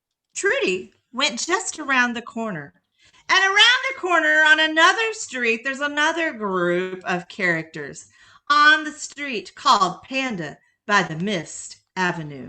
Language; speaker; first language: English; native; English